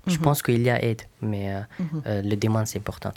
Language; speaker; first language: French; non-native, learner; Persian